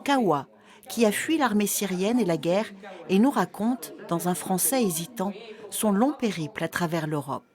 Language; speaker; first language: French; native; French